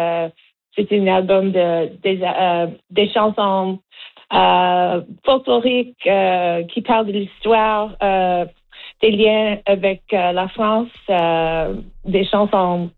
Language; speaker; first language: French; non-native, learner; English